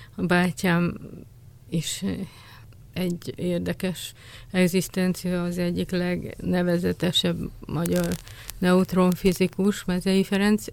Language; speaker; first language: Hungarian; native; Hungarian